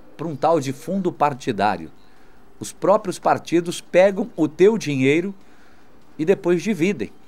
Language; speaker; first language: Portuguese; native; Portuguese